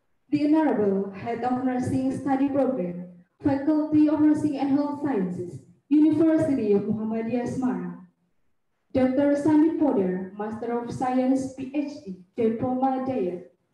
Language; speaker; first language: English; non-native, fluent; Indonesian